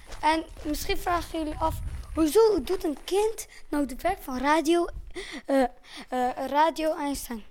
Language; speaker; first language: Dutch; early bilingual, other home language; Persian